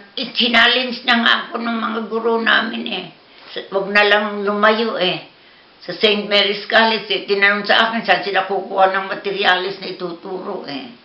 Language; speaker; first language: Filipino; native; Filipino